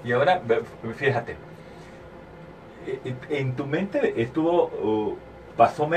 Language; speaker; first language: Spanish; native; Spanish